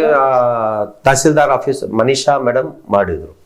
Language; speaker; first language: Kannada; non-native, local second language; Telugu